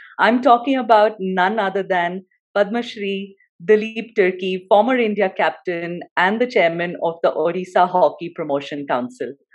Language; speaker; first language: English; non-native, local second language; Hindi